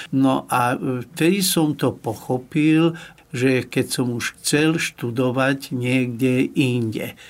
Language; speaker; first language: Slovak; non-native, local second language; Hungarian